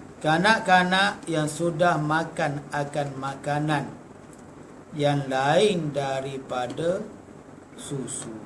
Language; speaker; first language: Malay; native; Malay